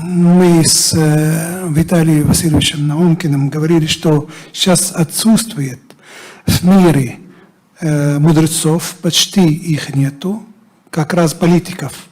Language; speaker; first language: Russian; non-native, fluent; Arabic